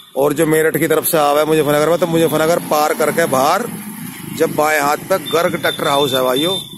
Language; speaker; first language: Hindi; native; Hindi